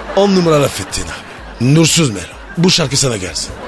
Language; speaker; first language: Turkish; non-native, learner; French